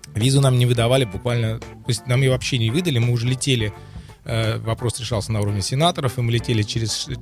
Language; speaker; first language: Russian; native; Russian